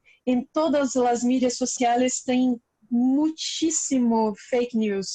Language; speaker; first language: Spanish; non-native, learner; Portuguese